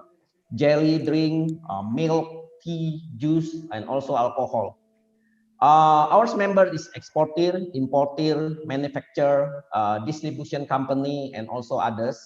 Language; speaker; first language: English; non-native, fluent; Indonesian